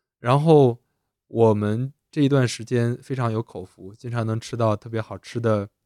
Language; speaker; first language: Chinese; native; Chinese